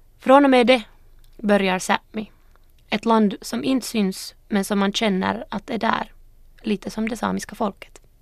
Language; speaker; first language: Swedish; early bilingual, other home language; Northern Sami